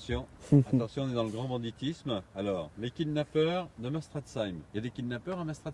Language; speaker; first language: French; native; French